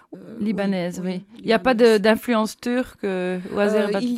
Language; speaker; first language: French; native; French